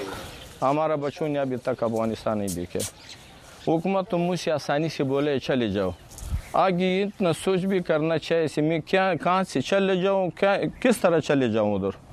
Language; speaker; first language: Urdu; non-native, local second language; Pashto